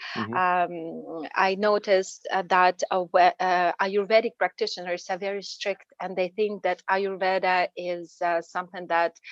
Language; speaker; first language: English; non-native, fluent; Ukrainian